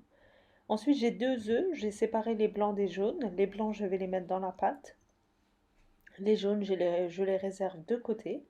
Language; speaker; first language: French; native; French